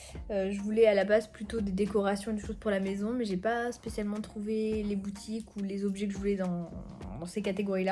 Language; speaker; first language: French; native; French